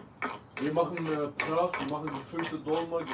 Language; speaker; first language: German; early bilingual, other home language; Kurdish